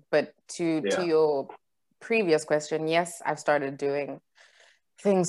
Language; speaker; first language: English; non-native, local second language; Shona